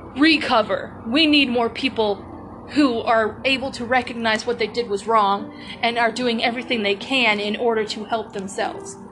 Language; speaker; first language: English; native; English